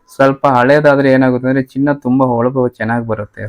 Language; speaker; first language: Kannada; non-native, local second language; Telugu